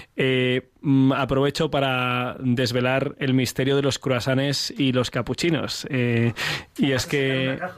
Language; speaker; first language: Spanish; native; Spanish